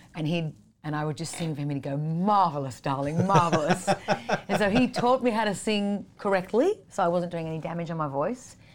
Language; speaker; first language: English; native; English